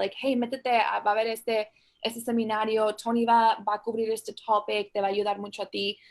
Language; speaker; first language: Spanish; early bilingual, heritage; Spanish